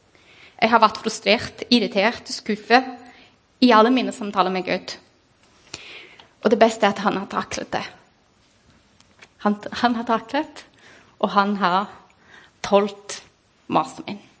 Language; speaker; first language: Norwegian; non-native, fluent; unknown